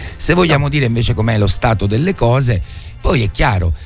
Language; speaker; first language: Italian; native; Italian